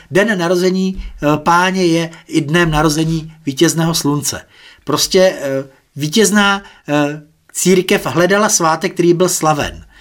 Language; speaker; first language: Czech; native; Czech